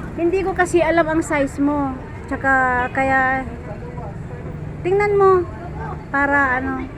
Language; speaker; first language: Filipino; native; Filipino